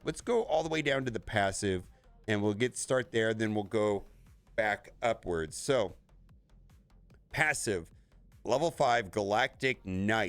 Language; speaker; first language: English; native; English